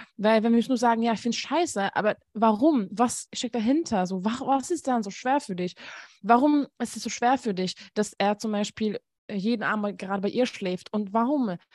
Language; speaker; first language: German; non-native, fluent; Hungarian